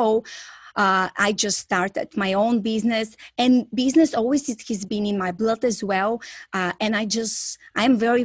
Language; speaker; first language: English; non-native, fluent; Bulgarian